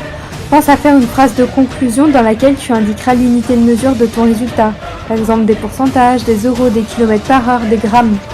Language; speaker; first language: French; native; French